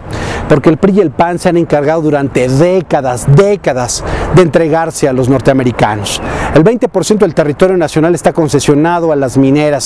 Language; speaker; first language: Spanish; native; Spanish